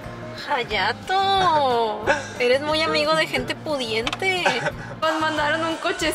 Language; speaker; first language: Spanish; native; Spanish